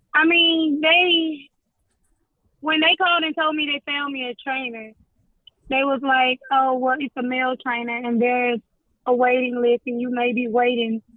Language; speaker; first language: English; native; English